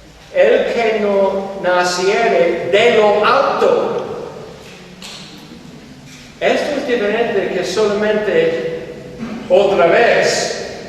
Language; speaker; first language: Spanish; non-native, fluent; English